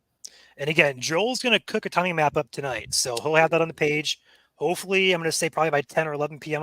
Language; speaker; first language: English; native; English